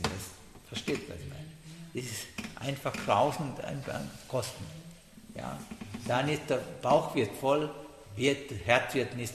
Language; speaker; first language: German; non-native, learner; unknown